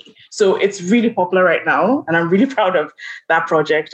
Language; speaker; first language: English; non-native, local second language; Yoruba